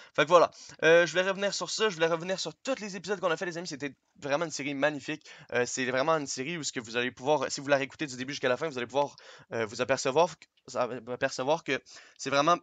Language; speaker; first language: French; native; French